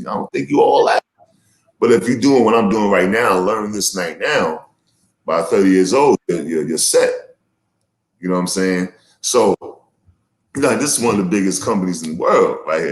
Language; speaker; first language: English; native; English